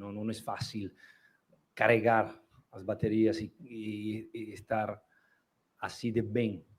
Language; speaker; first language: Portuguese; non-native, fluent; Spanish